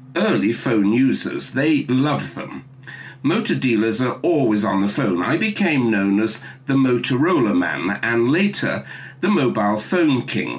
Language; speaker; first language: English; native; English